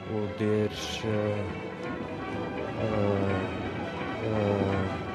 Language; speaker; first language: Norwegian; non-native, fluent; Russian